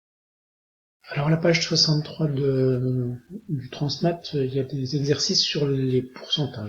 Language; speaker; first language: French; native; French